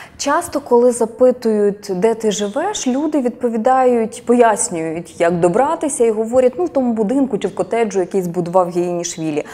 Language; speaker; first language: Ukrainian; native; Ukrainian